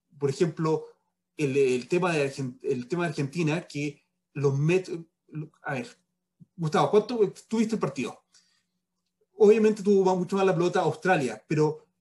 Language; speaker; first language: Spanish; early bilingual, heritage; Spanish